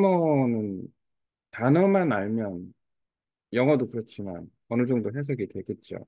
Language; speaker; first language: Korean; native; Korean